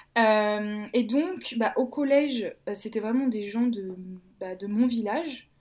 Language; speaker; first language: French; native; French